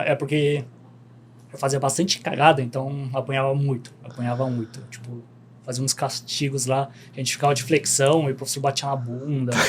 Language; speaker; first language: Portuguese; early bilingual, other home language; Korean